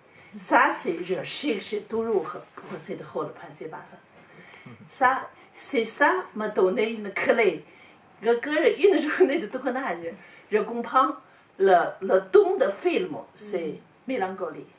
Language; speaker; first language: French; non-native, learner; Chinese